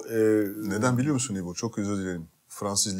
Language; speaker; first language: Turkish; non-native, fluent; French